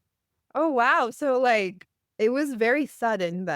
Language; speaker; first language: English; native; English